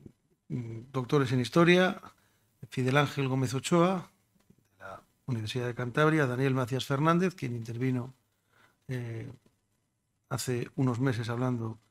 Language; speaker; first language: Spanish; native; Spanish